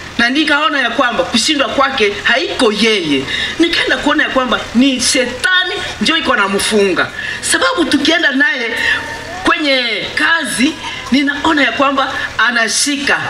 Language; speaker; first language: Swahili; native; Swahili